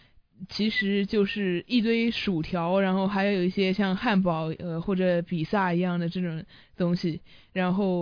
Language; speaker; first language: Chinese; early bilingual, heritage; Chinese